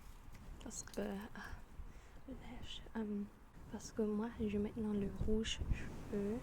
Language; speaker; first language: French; non-native, learner; German